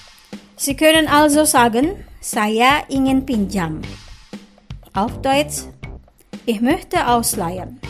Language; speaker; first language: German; non-native, fluent; Indonesian